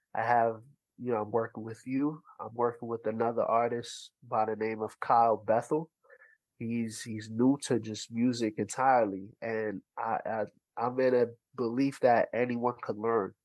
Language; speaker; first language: English; early bilingual, other home language; Haitian Creole